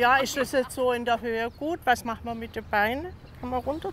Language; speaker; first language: German; non-native, learner; Tamil